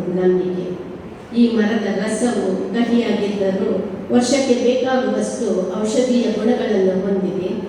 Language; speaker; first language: Kannada; non-native, local second language; Tulu